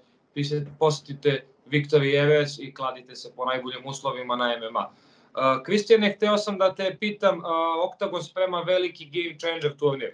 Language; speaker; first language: Serbian; native; Serbian